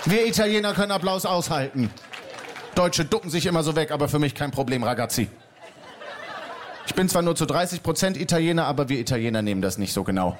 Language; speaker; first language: German; native; German